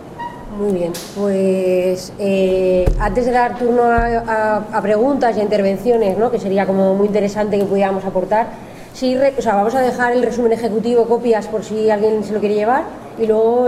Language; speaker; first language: Spanish; native; Spanish